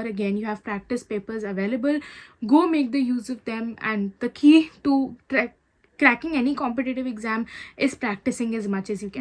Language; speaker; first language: English; non-native, local second language; Hindi